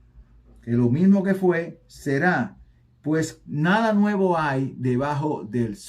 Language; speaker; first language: Spanish; native; Spanish